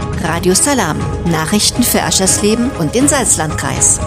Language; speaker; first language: German; native; German